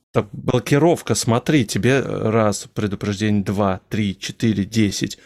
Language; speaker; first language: Russian; native; Russian